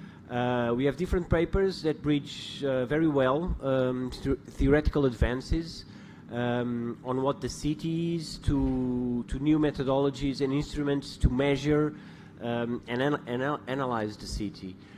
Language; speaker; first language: English; non-native, fluent; Portuguese